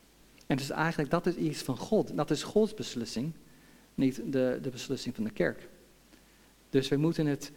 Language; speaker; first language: Dutch; non-native, fluent; English